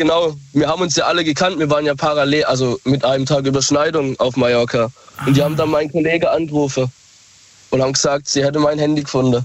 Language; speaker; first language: German; native; German